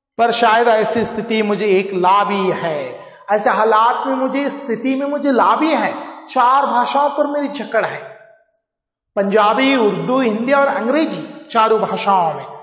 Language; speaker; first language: Hindi; non-native, local second language; Marathi